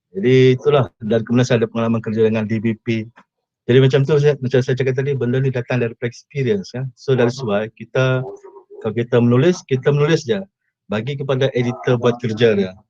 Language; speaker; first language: Malay; native; Malay